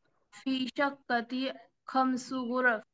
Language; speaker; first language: Arabic; non-native, learner; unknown